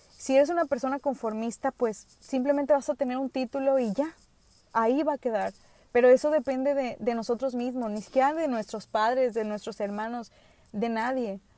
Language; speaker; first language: Spanish; early bilingual, other home language; English